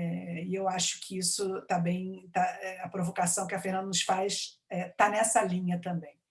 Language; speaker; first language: Portuguese; native; Portuguese